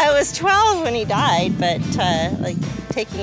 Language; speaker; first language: English; native; English